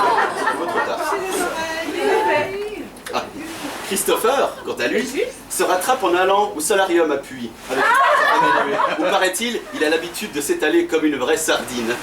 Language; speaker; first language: French; native; French